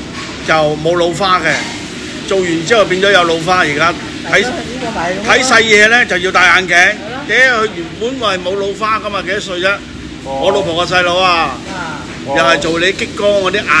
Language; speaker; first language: Cantonese; native; Cantonese